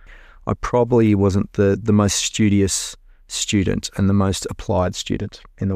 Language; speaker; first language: English; native; English